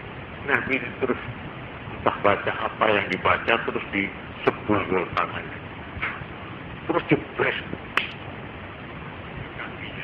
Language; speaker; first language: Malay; non-native, local second language; Javanese